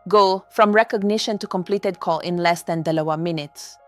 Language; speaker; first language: English; non-native, local second language; Filipino